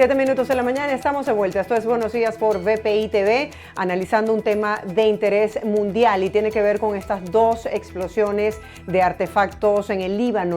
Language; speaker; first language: Spanish; native; Spanish